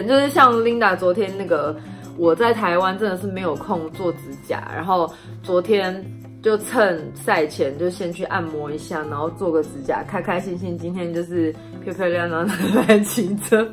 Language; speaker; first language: Chinese; native; Chinese